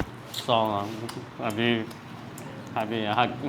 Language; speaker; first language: Arabic; non-native, fluent; Chinese